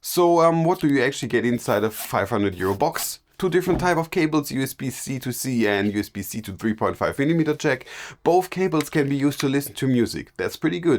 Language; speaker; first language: English; non-native, fluent; German